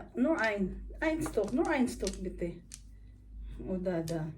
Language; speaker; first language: German; non-native, learner; Filipino